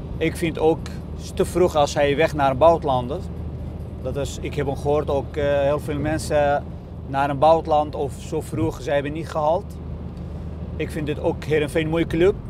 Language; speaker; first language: Dutch; non-native, learner; Kurdish